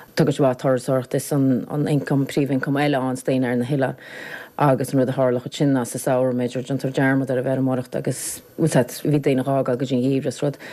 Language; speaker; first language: Irish; native; Irish